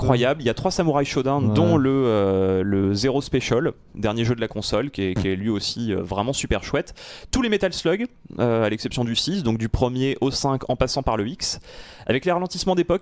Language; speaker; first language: French; native; French